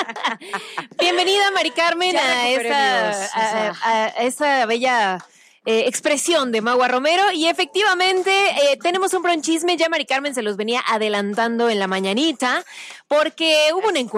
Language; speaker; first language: Spanish; native; Spanish